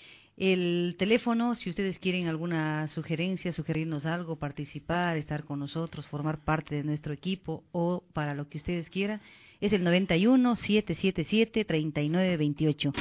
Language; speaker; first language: Spanish; native; Spanish